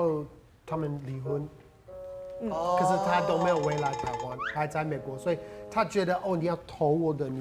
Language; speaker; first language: Chinese; non-native, fluent; English